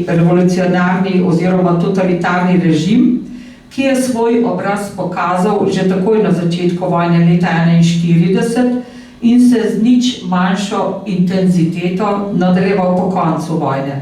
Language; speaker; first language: Slovenian; native; Slovenian